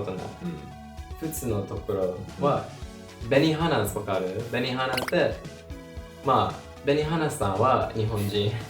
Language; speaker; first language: Japanese; non-native, learner; English